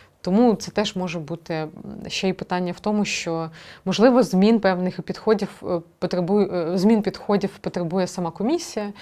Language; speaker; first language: Ukrainian; native; Ukrainian